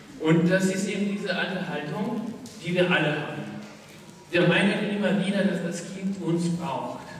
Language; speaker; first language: German; non-native, fluent; French